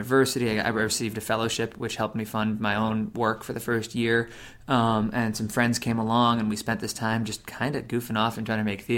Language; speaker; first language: English; native; English